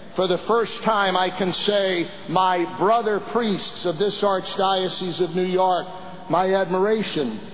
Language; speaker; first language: English; native; English